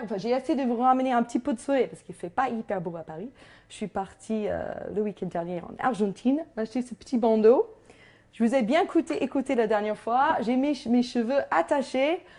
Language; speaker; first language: French; non-native, fluent; English